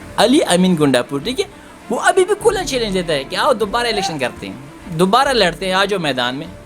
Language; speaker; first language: Urdu; non-native, local second language; Pashto